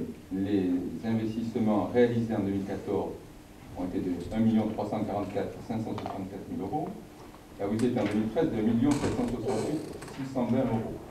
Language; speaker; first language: French; native; French